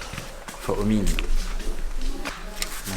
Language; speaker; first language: English; non-native, learner; Malay